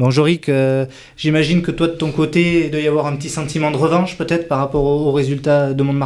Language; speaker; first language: French; native; French